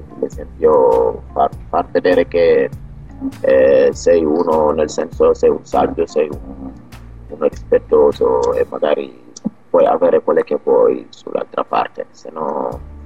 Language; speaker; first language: Italian; non-native, fluent; Wolof